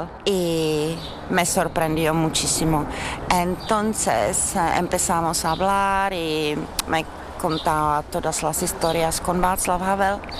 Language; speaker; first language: Spanish; non-native, fluent; Czech